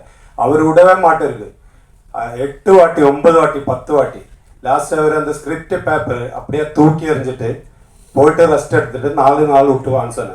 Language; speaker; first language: Tamil; non-native, learner; Malayalam